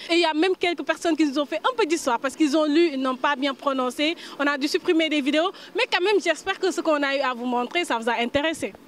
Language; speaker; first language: French; non-native, local second language; Wolof